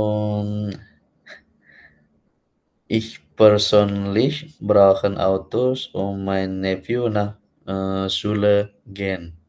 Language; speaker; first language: German; non-native, learner; Indonesian